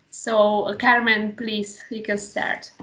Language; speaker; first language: English; non-native, fluent; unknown